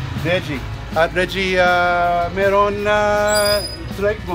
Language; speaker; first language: Filipino; non-native, learner; English